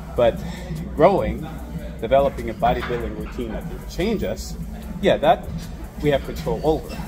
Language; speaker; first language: English; native; English